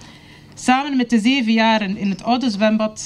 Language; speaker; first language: Dutch; native; Dutch